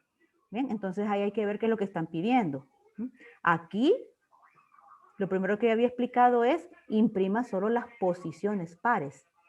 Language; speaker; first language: Spanish; native; Spanish